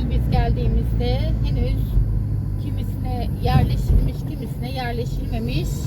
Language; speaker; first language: Turkish; native; Turkish